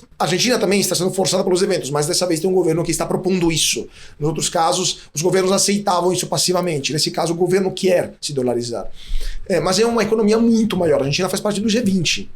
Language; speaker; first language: Portuguese; non-native, fluent; Italian